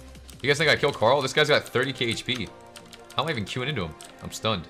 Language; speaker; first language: English; native; English